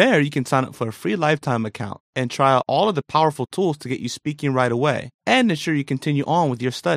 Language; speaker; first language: English; native; English